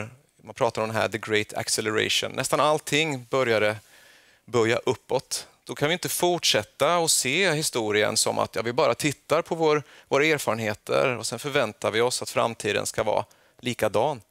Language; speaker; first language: Swedish; native; Swedish